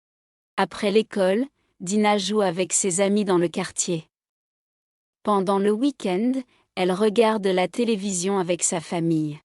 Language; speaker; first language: French; non-native, learner; Arabic